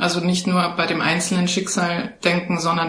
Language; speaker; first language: German; native; German